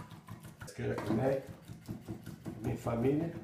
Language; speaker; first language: Swedish; non-native, learner; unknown